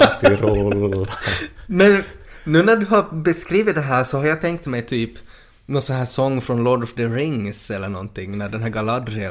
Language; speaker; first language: Swedish; native; Swedish